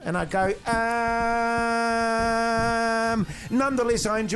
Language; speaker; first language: English; native; English